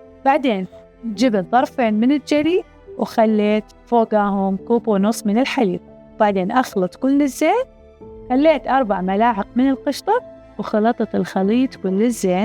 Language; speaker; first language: Arabic; native; Arabic